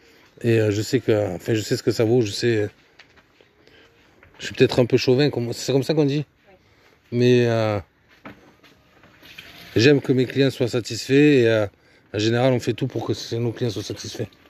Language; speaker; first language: French; native; French